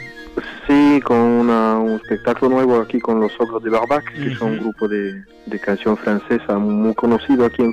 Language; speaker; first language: Spanish; early bilingual, heritage; French